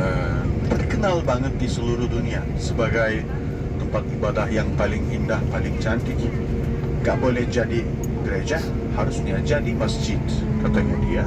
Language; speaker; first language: Indonesian; non-native, fluent; Turkish